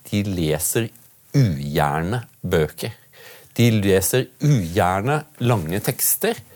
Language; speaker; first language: Norwegian; native; Norwegian